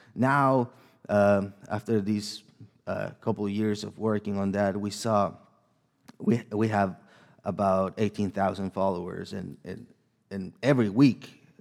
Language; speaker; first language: English; non-native, fluent; Spanish